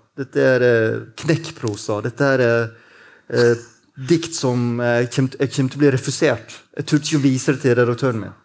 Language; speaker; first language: Norwegian; native; Norwegian